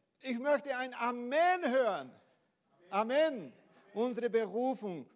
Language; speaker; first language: German; non-native, fluent; Portuguese